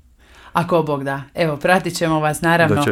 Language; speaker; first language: Croatian; native; Croatian